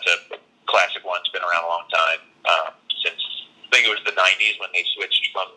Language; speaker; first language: English; native; English